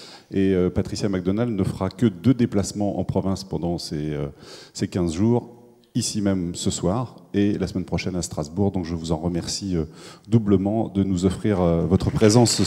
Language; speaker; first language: French; native; French